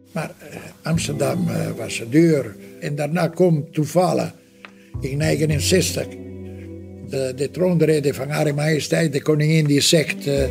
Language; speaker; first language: Dutch; non-native, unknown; Italian